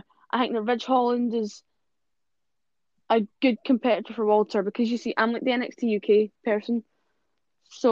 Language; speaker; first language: English; native; English